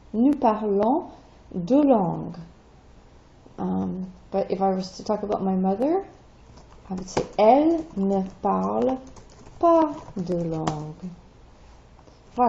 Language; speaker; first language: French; non-native, fluent; English